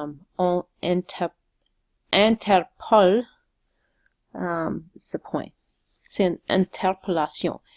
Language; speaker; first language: French; non-native, local second language; English